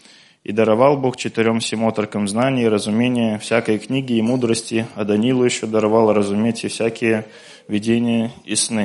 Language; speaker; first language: Russian; native; Russian